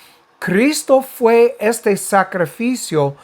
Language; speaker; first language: Spanish; non-native, fluent; English